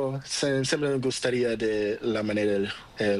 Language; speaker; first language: Spanish; non-native, learner; Portuguese